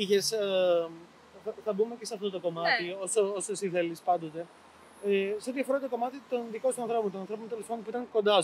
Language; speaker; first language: Greek; native; Greek